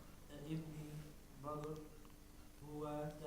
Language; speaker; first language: Arabic; non-native, learner; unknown